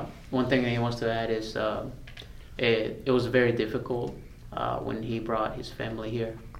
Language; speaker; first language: English; early bilingual, other home language; Spanish